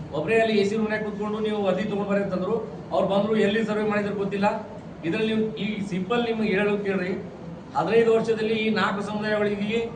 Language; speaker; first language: Kannada; non-native, local second language; Lambadi